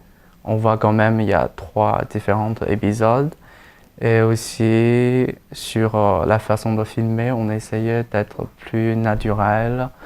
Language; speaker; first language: French; non-native, fluent; Chinese